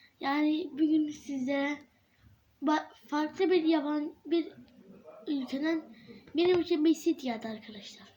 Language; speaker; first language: Turkish; early bilingual, heritage; Turkish